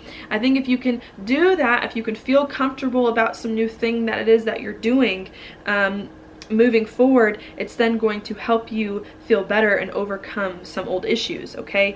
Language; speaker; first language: English; native; English